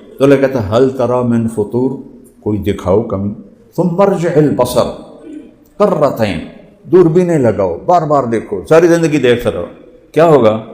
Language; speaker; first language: Urdu; non-native, local second language; Punjabi